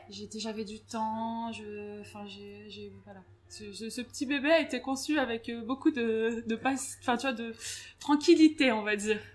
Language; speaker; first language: French; native; French